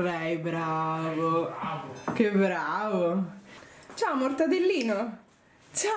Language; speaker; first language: Italian; native; Italian